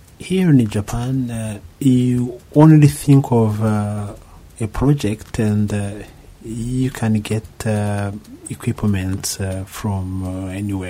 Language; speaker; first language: English; non-native, local second language; Kinyarwanda